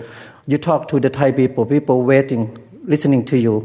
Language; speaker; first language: English; non-native, learner; Lao